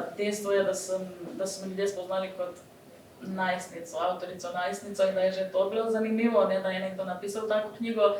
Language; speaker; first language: Slovenian; early bilingual, other home language; Bosnian